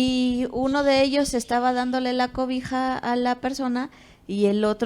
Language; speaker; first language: Spanish; native; Spanish